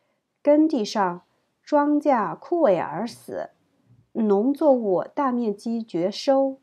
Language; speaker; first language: Chinese; native; Chinese